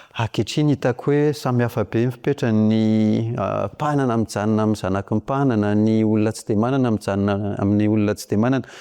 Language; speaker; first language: Malagasy; non-native, local second language; French